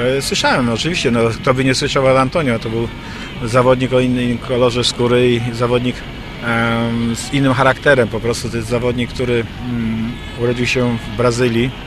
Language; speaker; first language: Polish; native; Polish